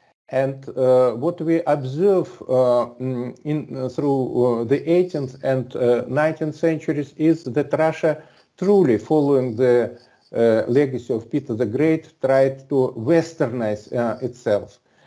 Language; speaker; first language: English; non-native, fluent; Russian